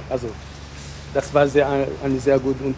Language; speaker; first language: German; non-native, fluent; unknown